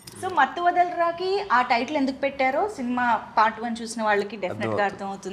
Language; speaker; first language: Telugu; native; Telugu